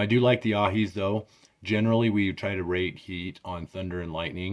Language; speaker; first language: English; native; English